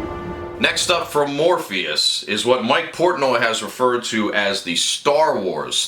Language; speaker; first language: English; native; English